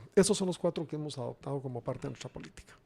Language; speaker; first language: Spanish; native; Spanish